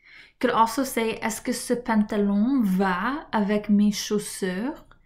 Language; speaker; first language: French; non-native, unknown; English